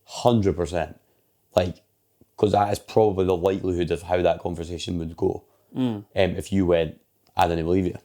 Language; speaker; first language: English; native; English